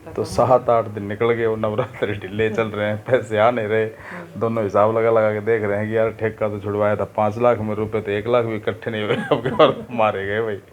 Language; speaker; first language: Hindi; native; Hindi